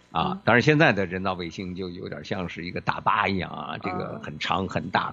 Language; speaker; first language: Chinese; native; Chinese